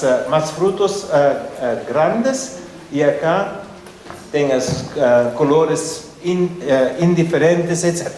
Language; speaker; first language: Spanish; non-native, fluent; German